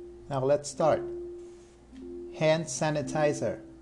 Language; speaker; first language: English; non-native, fluent; Spanish